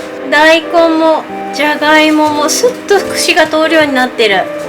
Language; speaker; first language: Japanese; native; Japanese